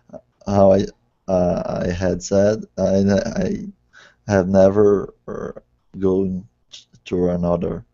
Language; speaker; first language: English; non-native, learner; Portuguese